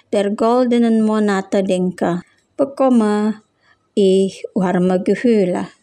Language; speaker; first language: German; non-native, fluent; Indonesian